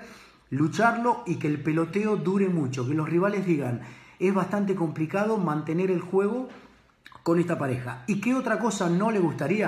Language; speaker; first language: Spanish; native; Spanish